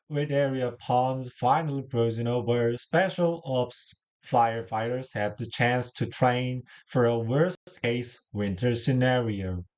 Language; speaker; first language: English; non-native, learner; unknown